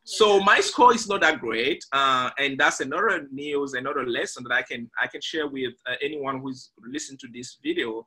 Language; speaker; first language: English; non-native, fluent; French